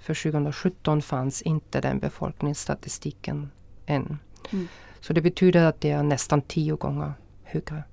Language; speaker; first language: Swedish; non-native, fluent; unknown